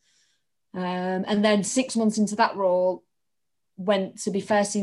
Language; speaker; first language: English; native; English